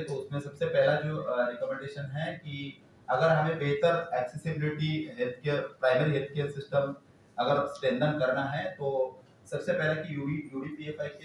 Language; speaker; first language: Hindi; non-native, local second language; Marathi